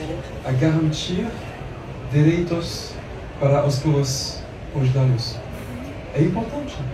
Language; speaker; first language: Portuguese; non-native, learner; French